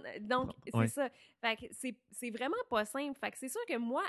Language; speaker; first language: French; native; French